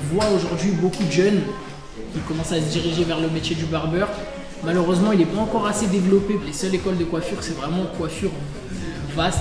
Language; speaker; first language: French; native; French